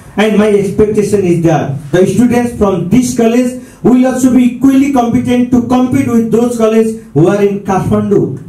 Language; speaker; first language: English; non-native, local second language; Nepali